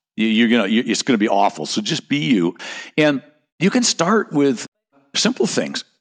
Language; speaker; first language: English; native; English